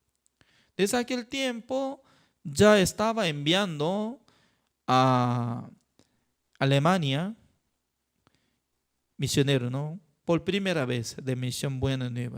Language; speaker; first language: Spanish; non-native, fluent; Korean